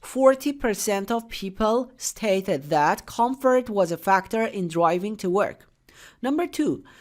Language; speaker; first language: English; non-native, fluent; Persian